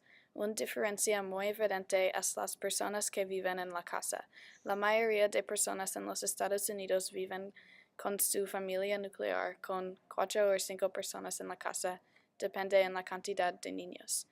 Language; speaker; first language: Spanish; non-native, learner; English